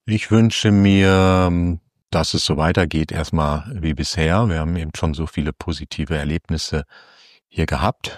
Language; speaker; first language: German; native; German